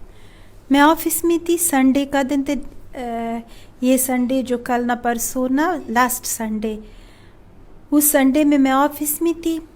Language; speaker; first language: Hindi; non-native, fluent; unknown